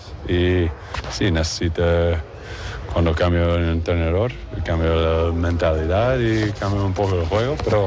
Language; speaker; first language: Spanish; non-native, learner; English